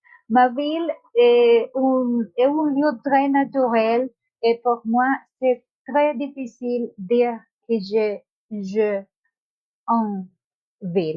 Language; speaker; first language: French; non-native, learner; Spanish